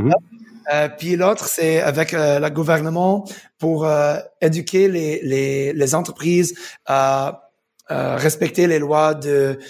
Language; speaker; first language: French; early bilingual, heritage; French